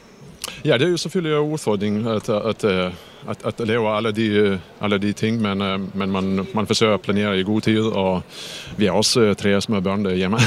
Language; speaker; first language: Danish; non-native, fluent; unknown